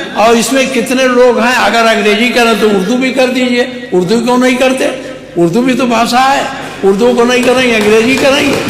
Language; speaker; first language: Hindi; native; Hindi